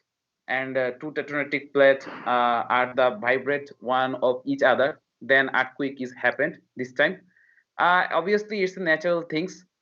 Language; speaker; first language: English; non-native, learner; Bangla